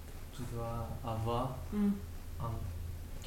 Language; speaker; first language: French; non-native, learner; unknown